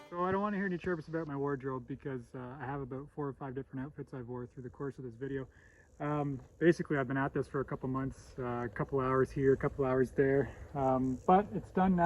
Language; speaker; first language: English; native; English